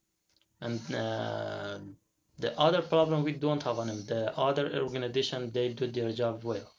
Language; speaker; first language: English; non-native, learner; Persian